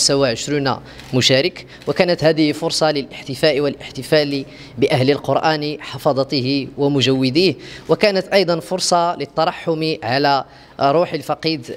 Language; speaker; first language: Arabic; native; Arabic